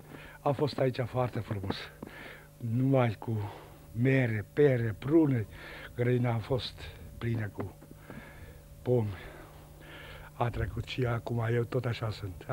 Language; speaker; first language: Romanian; non-native, local second language; Hungarian